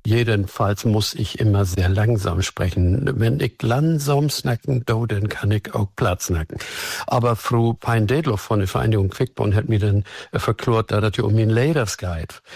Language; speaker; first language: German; native; German